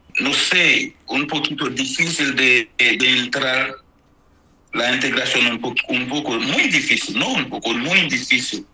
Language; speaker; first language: Spanish; non-native, fluent; Haitian Creole